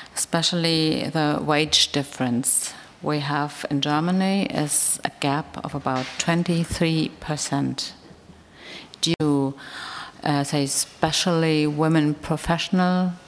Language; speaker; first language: English; non-native, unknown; German